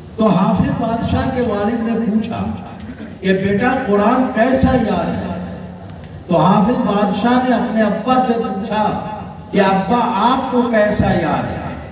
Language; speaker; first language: Urdu; native; Urdu